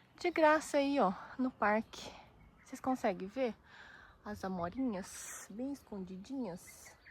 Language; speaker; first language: Portuguese; early bilingual, other home language; Japanese